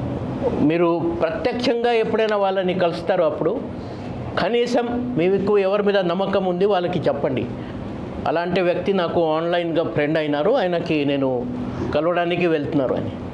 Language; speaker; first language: Telugu; non-native, fluent; Marathi